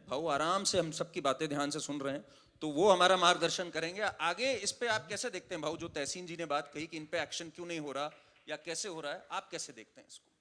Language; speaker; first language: Hindi; native; Hindi